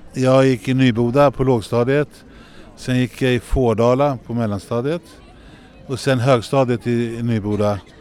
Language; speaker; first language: Swedish; early bilingual, other home language; Greek